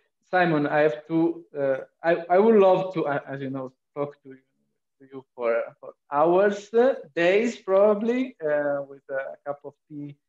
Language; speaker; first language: English; non-native, fluent; Italian